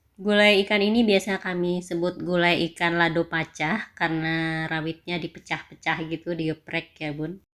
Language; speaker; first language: Indonesian; non-native, local second language; Minangkabau